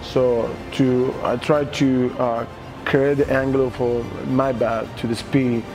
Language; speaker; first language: English; non-native, learner; Spanish